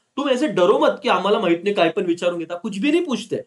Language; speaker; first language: Hindi; non-native, local second language; Marathi